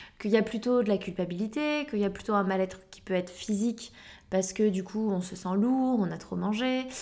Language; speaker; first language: French; native; French